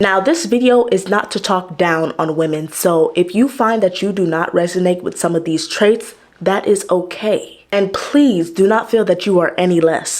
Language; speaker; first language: English; native; English